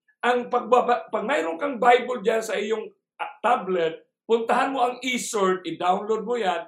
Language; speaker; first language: Filipino; native; Filipino